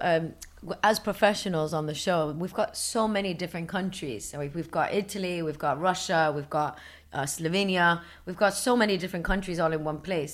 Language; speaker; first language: English; early bilingual, other home language; Spanish